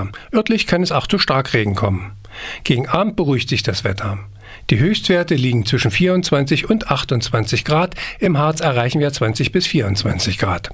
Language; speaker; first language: German; native; German